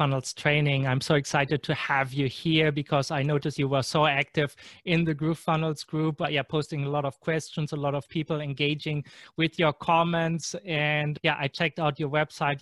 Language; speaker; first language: English; non-native, fluent; German